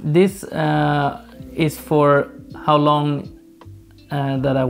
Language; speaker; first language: English; non-native, fluent; Swedish